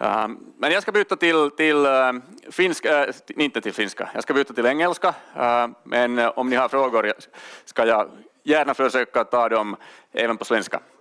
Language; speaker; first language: Swedish; non-native, local second language; Finnish